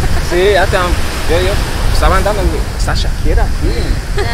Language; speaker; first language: Spanish; non-native, fluent; English